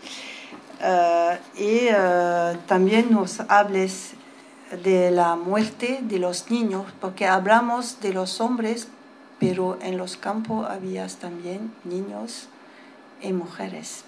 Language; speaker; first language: Spanish; early bilingual, heritage; French